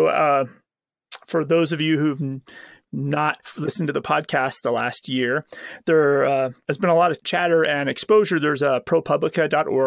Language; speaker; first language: English; native; English